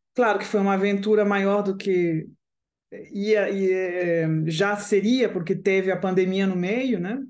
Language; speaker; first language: Portuguese; non-native, fluent; French